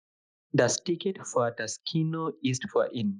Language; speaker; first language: German; non-native, fluent; Bangla